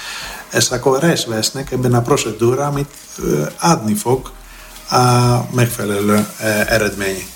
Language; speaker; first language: Hungarian; non-native, learner; Greek